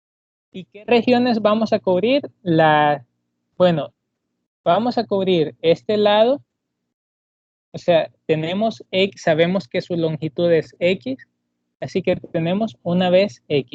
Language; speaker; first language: Spanish; native; Spanish